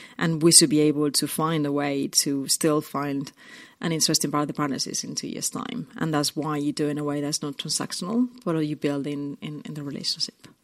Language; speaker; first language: English; non-native, fluent; Spanish